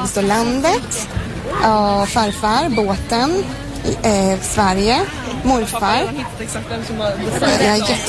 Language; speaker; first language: Swedish; native; Swedish